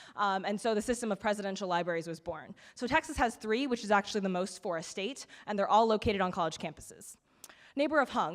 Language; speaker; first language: English; native; English